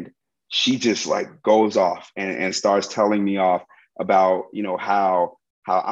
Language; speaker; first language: English; native; English